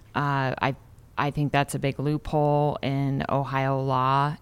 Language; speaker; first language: English; native; English